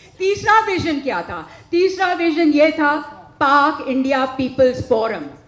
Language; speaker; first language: Urdu; non-native, local second language; English